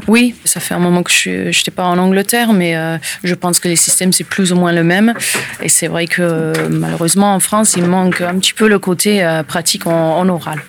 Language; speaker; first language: French; non-native, fluent; English